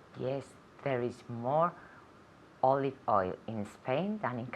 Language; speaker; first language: English; non-native, learner; Spanish